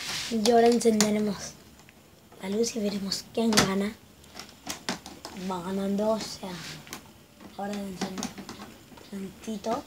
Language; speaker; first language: Spanish; native; Spanish